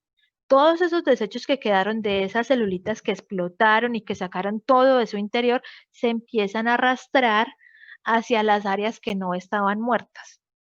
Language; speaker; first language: Spanish; native; Spanish